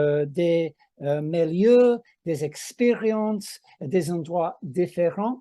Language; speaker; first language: French; non-native, fluent; English